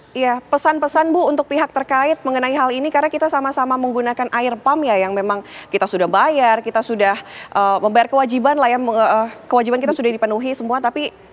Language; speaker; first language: Indonesian; native; Indonesian